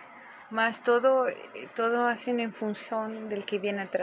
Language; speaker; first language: Portuguese; non-native, fluent; Spanish